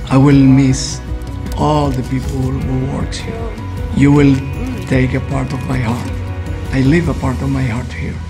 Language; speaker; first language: English; non-native, learner; Spanish